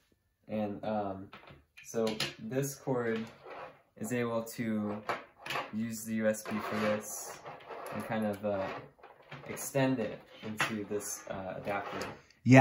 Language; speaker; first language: English; native; English